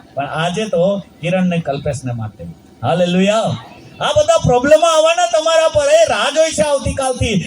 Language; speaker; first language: Gujarati; non-native, local second language; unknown